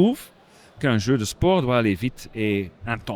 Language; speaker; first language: French; non-native, local second language; Dutch